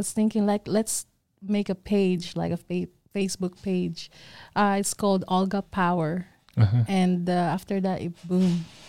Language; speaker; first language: English; non-native, local second language; Filipino